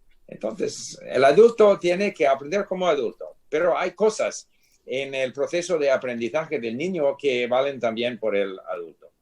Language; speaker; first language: Spanish; non-native, fluent; English